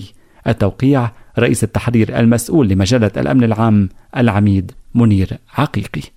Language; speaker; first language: Arabic; native; Arabic